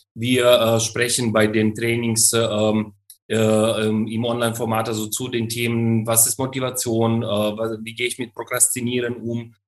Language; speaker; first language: German; non-native, fluent; Ukrainian